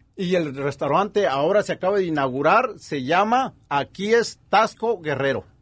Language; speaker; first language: Spanish; native; Spanish